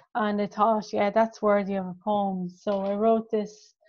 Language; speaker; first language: English; native; English